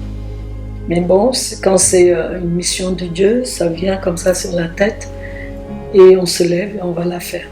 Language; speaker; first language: French; non-native, local second language; Wolof